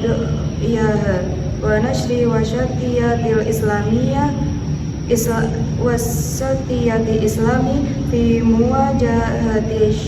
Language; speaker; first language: Arabic; non-native, learner; Indonesian